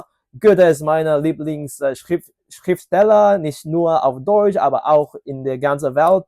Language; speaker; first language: German; non-native, learner; Cantonese